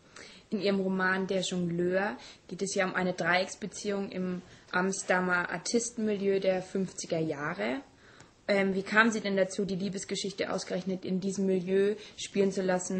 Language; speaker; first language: German; native; German